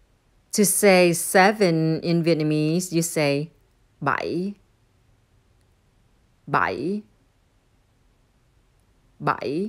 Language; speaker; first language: English; non-native, fluent; Vietnamese